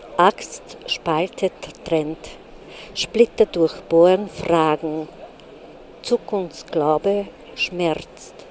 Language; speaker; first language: German; non-native, fluent; Hungarian